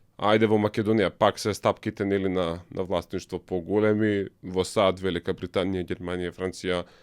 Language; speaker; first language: Macedonian; native; Macedonian